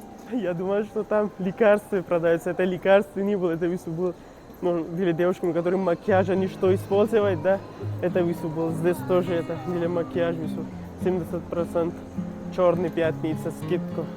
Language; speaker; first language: Russian; non-native, learner; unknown